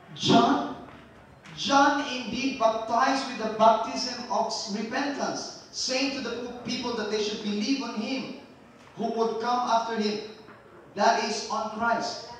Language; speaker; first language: English; non-native, local second language; Filipino